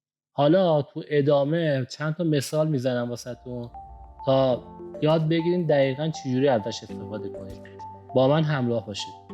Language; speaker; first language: Persian; native; Persian